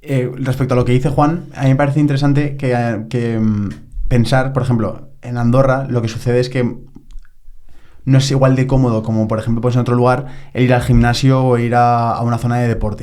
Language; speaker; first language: Spanish; native; Spanish